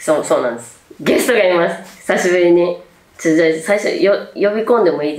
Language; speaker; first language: Japanese; native; Japanese